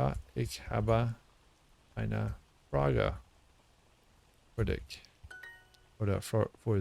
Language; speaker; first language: German; non-native, learner; English